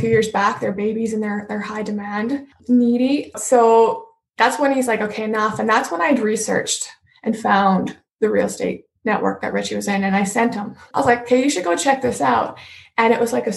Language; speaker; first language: English; native; English